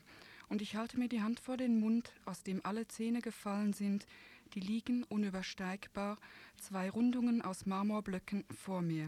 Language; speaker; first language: German; native; German